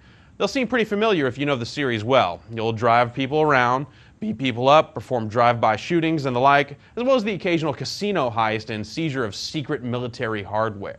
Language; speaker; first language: English; native; English